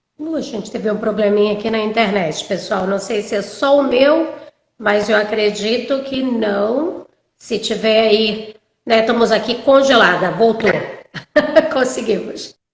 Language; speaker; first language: Portuguese; native; Portuguese